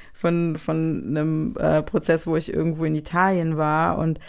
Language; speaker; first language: German; native; German